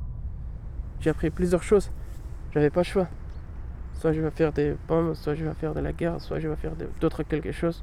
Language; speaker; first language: French; non-native, learner; Pashto